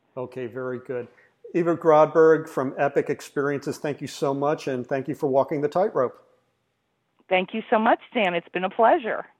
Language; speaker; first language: English; native; English